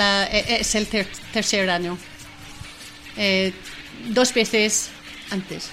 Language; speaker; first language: Spanish; non-native, fluent; English